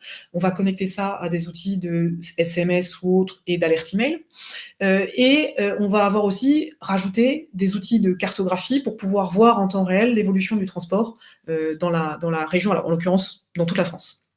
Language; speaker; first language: French; native; French